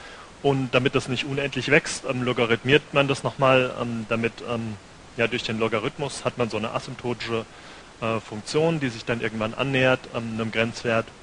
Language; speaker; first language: German; native; German